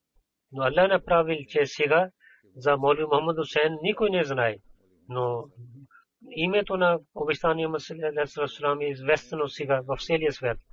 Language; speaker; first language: Bulgarian; non-native, fluent; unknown